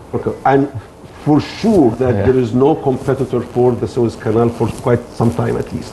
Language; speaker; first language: English; non-native, fluent; Arabic